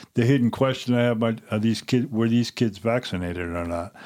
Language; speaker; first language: English; native; English